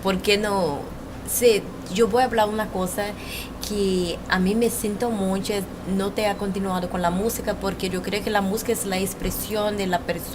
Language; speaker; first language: Spanish; non-native, learner; Portuguese